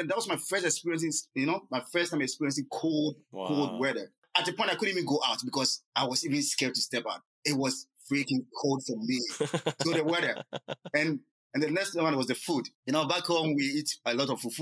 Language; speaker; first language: English; non-native, local second language; Akan